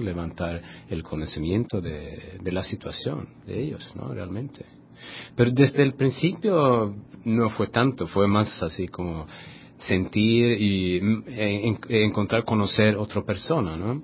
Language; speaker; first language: Spanish; non-native, fluent; Swedish